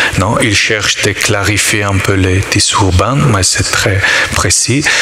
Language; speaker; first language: French; non-native, learner; Italian